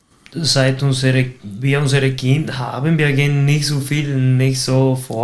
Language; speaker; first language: German; non-native, fluent; Spanish